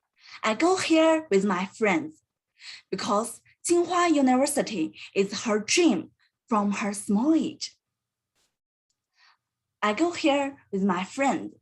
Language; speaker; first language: English; non-native, learner; Chinese